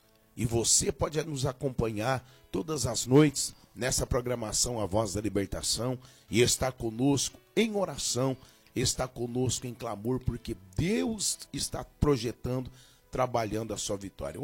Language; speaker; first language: Portuguese; native; Portuguese